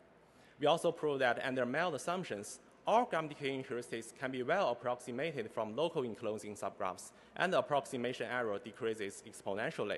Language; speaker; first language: English; non-native, fluent; Chinese